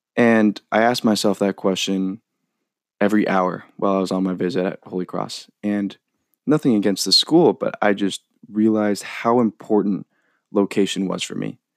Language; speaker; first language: English; native; English